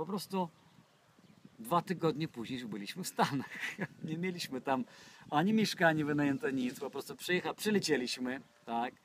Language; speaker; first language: Polish; non-native, fluent; Russian